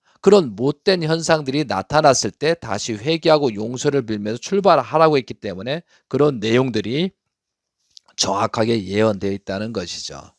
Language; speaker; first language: Korean; native; Korean